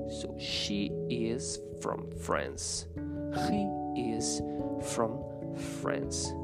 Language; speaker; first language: English; non-native, fluent; Portuguese